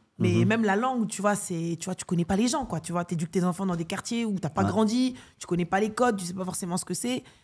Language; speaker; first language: French; native; French